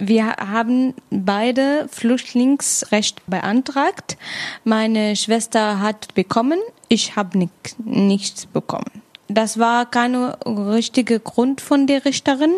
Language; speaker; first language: German; non-native, fluent; Arabic